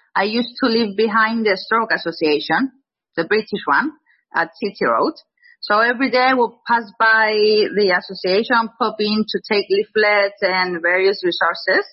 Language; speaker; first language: English; non-native, fluent; Greek